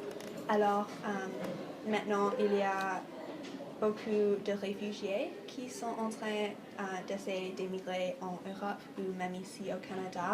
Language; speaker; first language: French; non-native, fluent; English